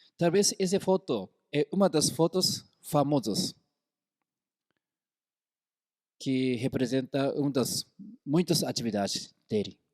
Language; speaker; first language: Portuguese; non-native, fluent; Korean